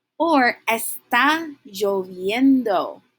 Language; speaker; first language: Spanish; non-native, fluent; English